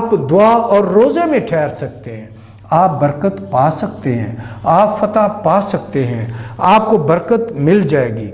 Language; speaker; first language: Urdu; non-native, local second language; Punjabi